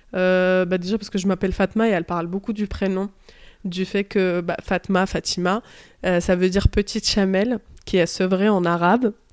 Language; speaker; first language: French; early bilingual, other home language; Arabic